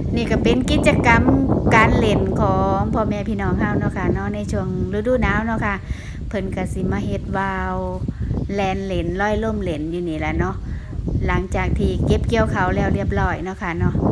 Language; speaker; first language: Thai; native; Thai